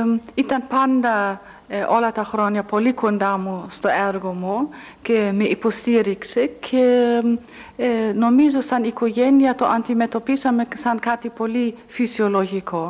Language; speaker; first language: Greek; non-native, fluent; German